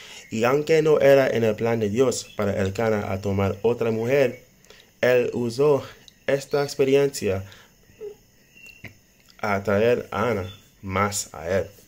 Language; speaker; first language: Spanish; non-native, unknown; English